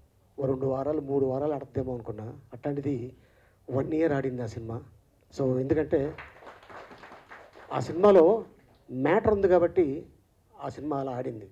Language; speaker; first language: Telugu; native; Telugu